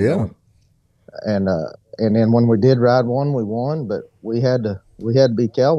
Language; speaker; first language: English; native; English